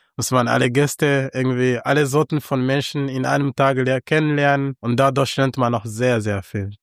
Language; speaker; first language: German; non-native, fluent; Kinyarwanda